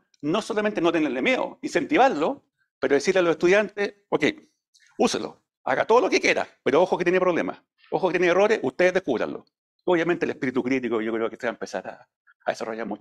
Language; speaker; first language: Spanish; native; Spanish